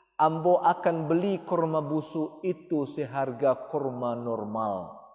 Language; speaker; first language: Malay; non-native, local second language; Minangkabau